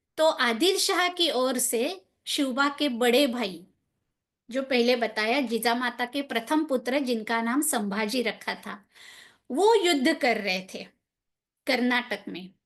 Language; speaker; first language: Hindi; non-native, local second language; Marathi